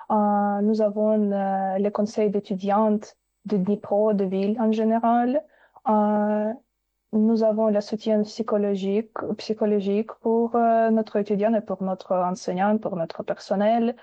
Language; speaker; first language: French; non-native, fluent; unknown